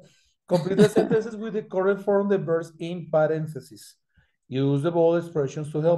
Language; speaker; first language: English; non-native, fluent; Spanish